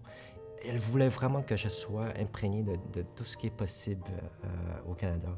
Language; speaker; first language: French; early bilingual, other home language; Korean